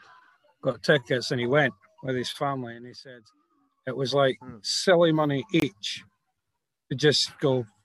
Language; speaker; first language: English; native; English